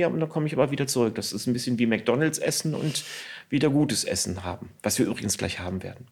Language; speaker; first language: German; native; German